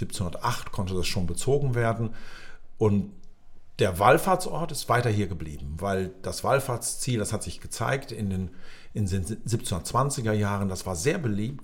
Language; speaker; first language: German; native; German